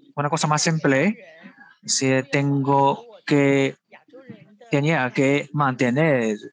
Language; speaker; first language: Spanish; non-native, fluent; Chinese